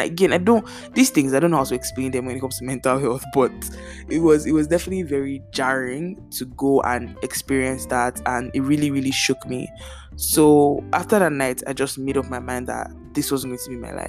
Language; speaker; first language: English; non-native, local second language; Yoruba